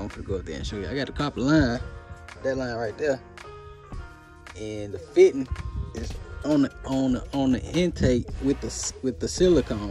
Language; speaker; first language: English; native; English